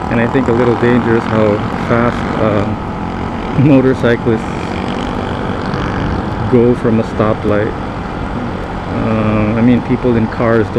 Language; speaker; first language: English; non-native, local second language; Filipino